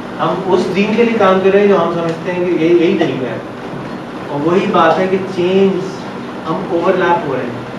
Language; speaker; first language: Urdu; native; Urdu